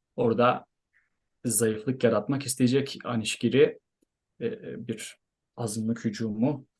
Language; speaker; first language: Turkish; native; Turkish